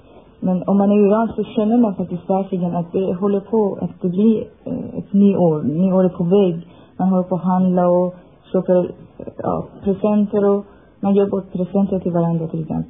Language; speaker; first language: Swedish; non-native, fluent; Persian